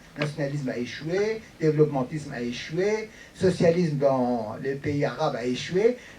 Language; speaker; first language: French; non-native, fluent; Persian